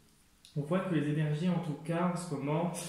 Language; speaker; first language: French; native; French